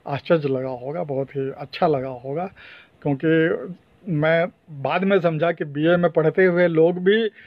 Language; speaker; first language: Hindi; non-native, local second language; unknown